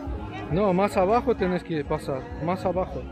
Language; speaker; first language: Spanish; non-native, fluent; Russian